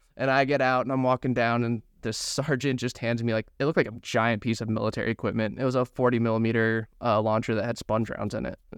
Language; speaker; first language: English; native; English